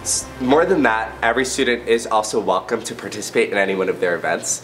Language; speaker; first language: English; native; English